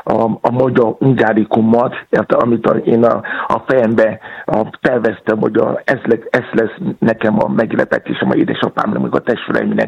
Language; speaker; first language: Hungarian; non-native, fluent; Yoruba